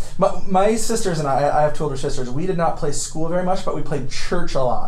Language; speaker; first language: English; native; English